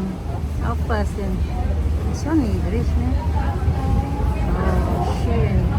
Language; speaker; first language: German; non-native, fluent; Filipino